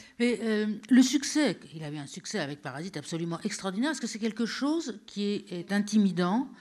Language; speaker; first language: French; native; French